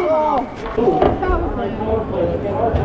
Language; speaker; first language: English; native; English